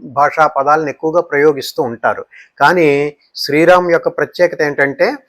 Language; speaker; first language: Telugu; native; Telugu